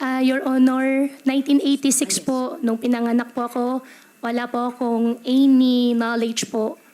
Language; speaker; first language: Filipino; native; Filipino